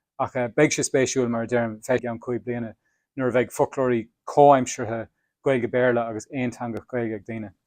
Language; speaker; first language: Irish; native; Irish